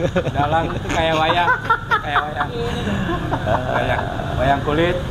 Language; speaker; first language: Indonesian; native; Indonesian